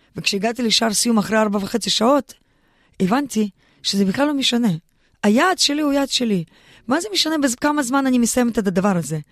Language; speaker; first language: Hebrew; non-native, fluent; Russian